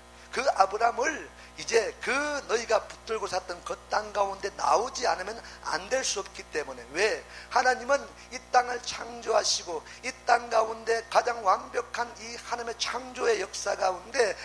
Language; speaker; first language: Korean; native; Korean